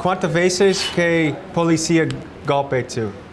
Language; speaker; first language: Spanish; non-native, learner; English